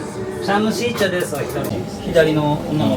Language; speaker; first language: Japanese; native; Japanese